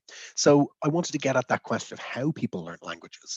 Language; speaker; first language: English; native; English